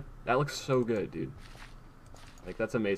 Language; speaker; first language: English; native; English